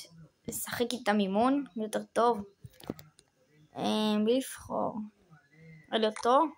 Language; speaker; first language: Hebrew; native; Hebrew